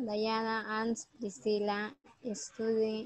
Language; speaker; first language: English; non-native, learner; Spanish